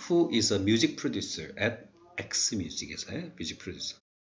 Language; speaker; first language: English; non-native, fluent; Korean